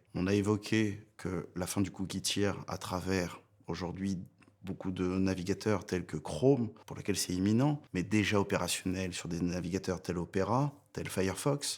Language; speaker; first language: French; native; French